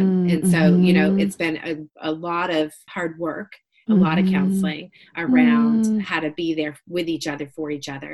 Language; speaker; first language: English; native; English